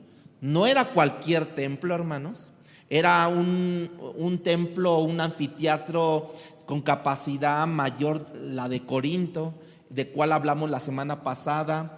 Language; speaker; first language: Spanish; native; Spanish